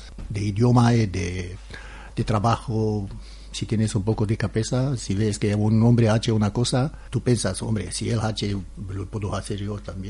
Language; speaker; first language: Spanish; non-native, learner; Romanian